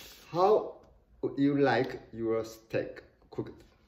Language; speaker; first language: English; non-native, learner; Min Nan Chinese